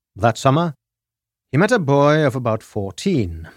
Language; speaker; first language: English; non-native, fluent; Norwegian